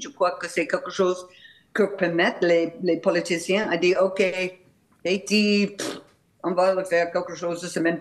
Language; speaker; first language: French; non-native, fluent; English